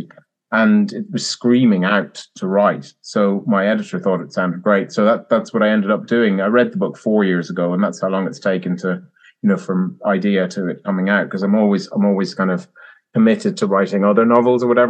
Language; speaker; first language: English; native; English